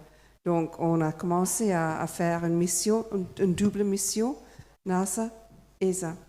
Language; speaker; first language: French; non-native, fluent; English